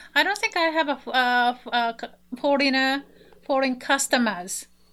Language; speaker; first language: English; non-native, fluent; Japanese